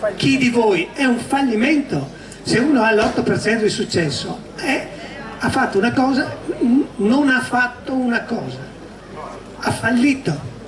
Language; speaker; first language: Italian; native; Italian